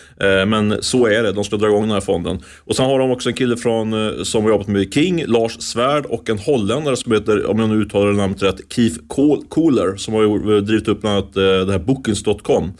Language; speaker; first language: Swedish; native; Swedish